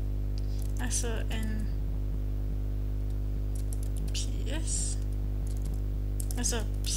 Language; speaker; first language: Swedish; non-native, learner; German